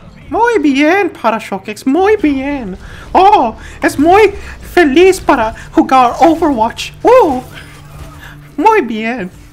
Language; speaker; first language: Spanish; non-native, learner; English